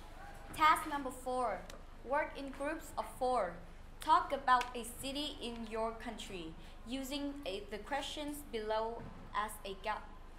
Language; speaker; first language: English; non-native, learner; Vietnamese